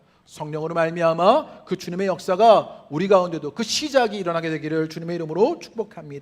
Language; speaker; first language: Korean; native; Korean